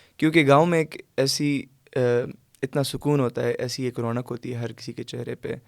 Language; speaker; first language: Urdu; non-native, local second language; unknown